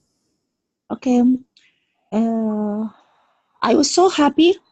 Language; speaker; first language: English; non-native, learner; Arabic